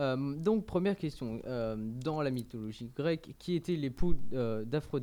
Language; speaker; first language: French; native; French